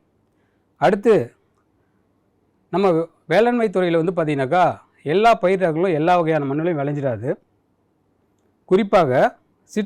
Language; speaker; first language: Tamil; native; Tamil